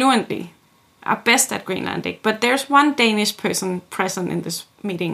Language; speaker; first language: English; non-native, fluent; Kalaallisut